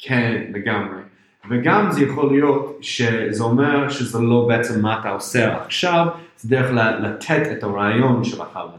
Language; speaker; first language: Hebrew; non-native, fluent; English